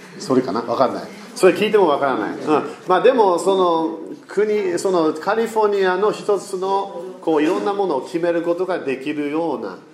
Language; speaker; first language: Japanese; native; Japanese